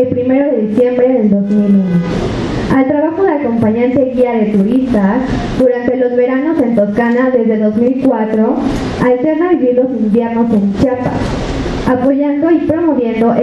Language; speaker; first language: Spanish; native; Spanish